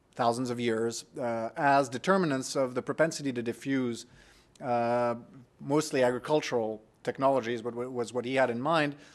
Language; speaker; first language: English; non-native, fluent; French